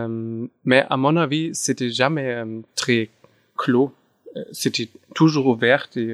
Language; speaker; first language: French; non-native, fluent; German